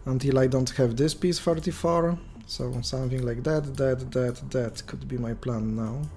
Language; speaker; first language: English; non-native, fluent; Polish